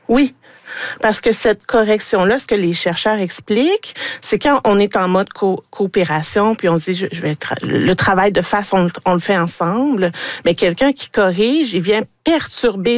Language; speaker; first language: French; native; French